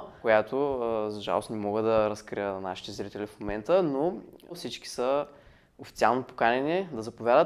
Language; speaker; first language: Bulgarian; native; Bulgarian